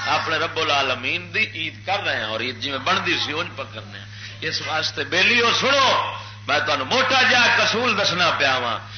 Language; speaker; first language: Urdu; native; Urdu